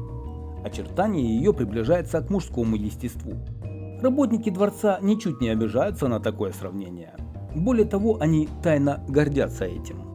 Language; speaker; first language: Russian; native; Russian